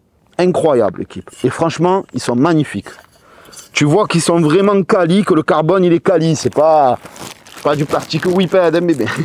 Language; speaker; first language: French; native; French